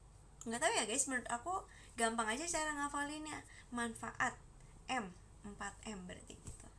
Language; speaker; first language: Indonesian; native; Indonesian